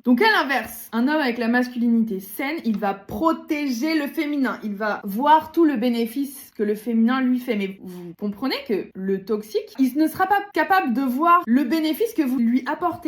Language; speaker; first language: French; native; French